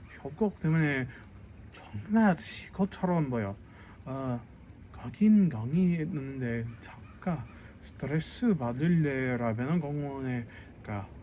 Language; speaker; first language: Korean; non-native, learner; English